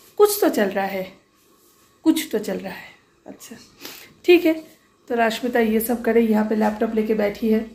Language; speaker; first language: Hindi; non-native, local second language; Bangla